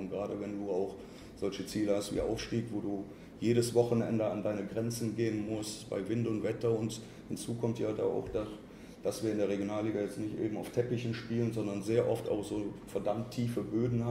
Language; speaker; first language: German; native; German